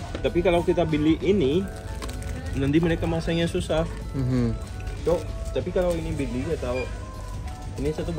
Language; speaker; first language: Indonesian; non-native, learner; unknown